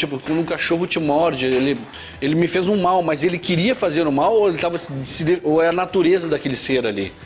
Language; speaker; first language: Portuguese; native; Portuguese